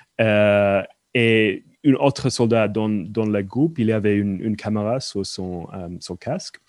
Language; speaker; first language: French; non-native, fluent; English